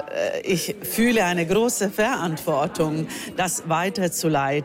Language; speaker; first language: German; non-native, fluent; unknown